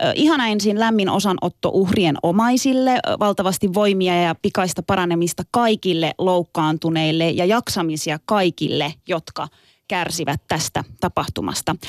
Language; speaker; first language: Finnish; early bilingual, other home language; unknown